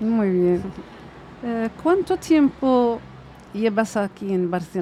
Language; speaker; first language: Spanish; non-native, fluent; Arabic